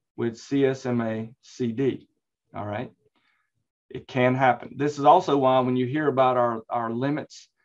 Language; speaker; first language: English; native; English